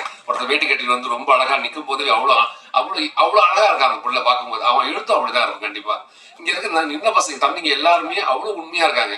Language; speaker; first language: Tamil; native; Tamil